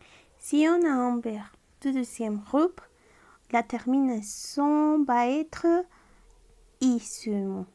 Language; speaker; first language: French; non-native, fluent; Spanish